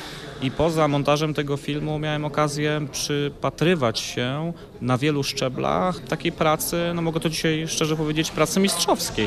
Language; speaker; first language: Polish; native; Polish